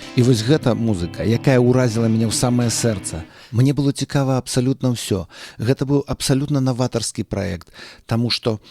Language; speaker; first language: Belarusian; non-native, local second language; Russian